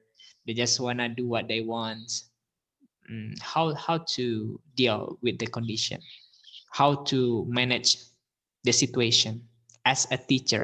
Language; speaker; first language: English; non-native, learner; Indonesian